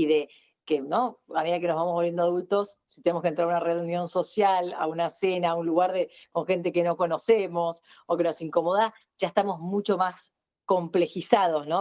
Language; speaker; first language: Spanish; native; Spanish